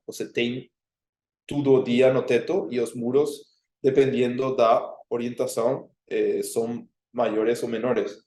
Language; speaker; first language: Portuguese; non-native, fluent; Spanish